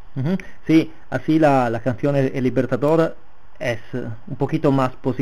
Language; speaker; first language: Spanish; non-native, fluent; Italian